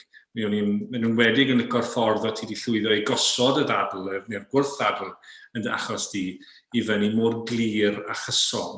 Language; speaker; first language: Welsh; native; Welsh